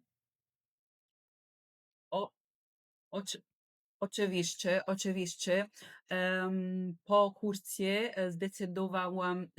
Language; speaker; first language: Polish; non-native, learner; Italian